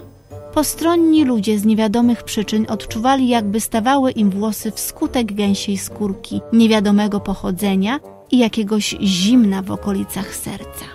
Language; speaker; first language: Polish; native; Polish